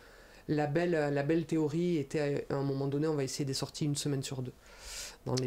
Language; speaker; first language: French; native; French